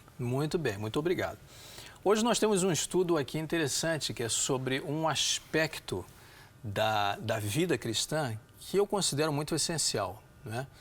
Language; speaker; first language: Portuguese; native; Portuguese